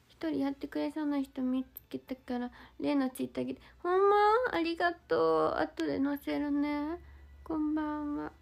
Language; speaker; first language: Japanese; native; Japanese